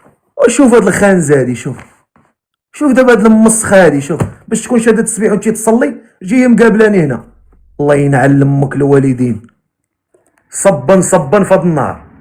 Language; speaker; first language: Arabic; native; Arabic